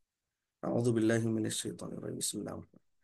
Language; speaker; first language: Urdu; native; Urdu